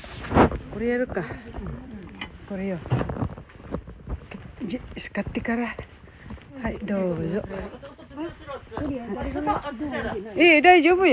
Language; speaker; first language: Japanese; non-native, fluent; Filipino